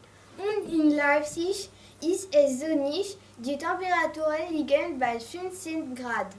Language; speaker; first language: German; non-native, learner; French